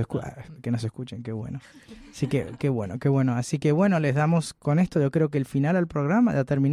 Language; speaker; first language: Spanish; native; Spanish